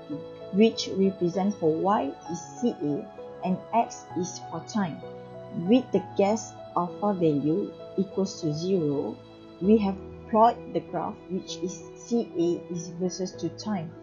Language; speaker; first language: English; non-native, local second language; Malay